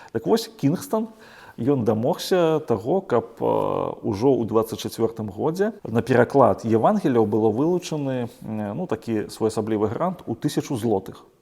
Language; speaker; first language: Belarusian; native; Belarusian